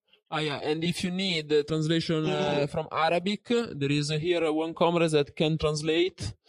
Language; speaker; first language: English; non-native, learner; Italian